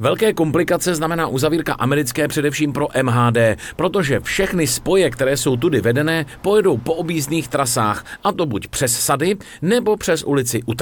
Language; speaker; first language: Czech; native; Czech